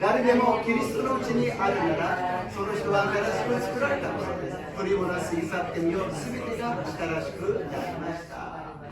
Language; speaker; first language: Japanese; non-native, fluent; Korean